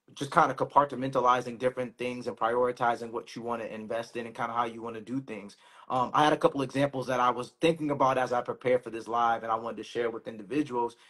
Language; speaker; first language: English; native; English